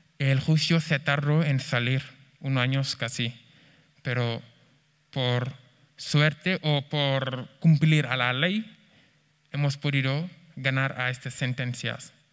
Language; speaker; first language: Spanish; non-native, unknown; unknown